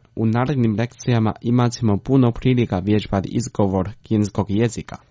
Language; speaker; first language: Croatian; non-native, fluent; Chinese